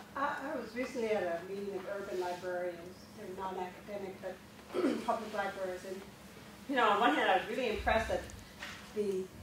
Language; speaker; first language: English; native; English